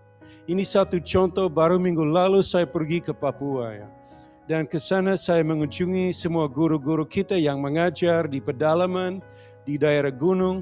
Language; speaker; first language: Indonesian; non-native, learner; English